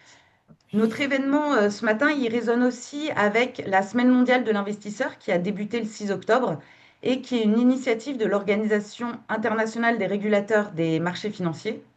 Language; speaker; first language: French; native; French